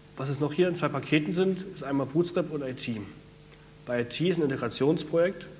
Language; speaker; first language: German; native; German